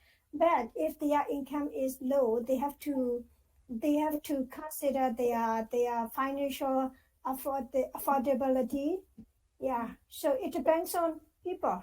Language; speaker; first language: English; non-native, fluent; Burmese